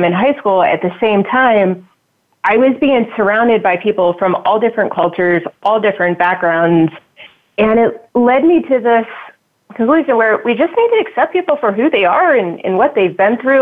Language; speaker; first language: English; native; English